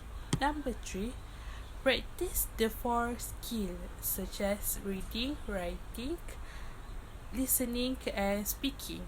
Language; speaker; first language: English; non-native, local second language; Malay